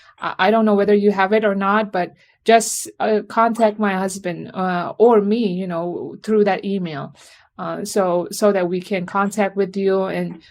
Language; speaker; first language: English; non-native, fluent; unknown